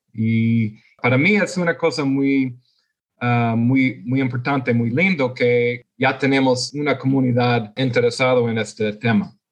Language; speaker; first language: Spanish; non-native, fluent; English